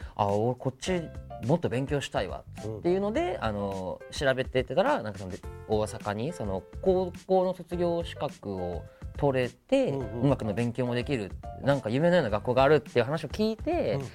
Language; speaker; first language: Japanese; native; Japanese